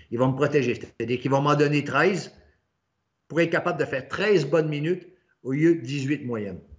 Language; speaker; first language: French; native; French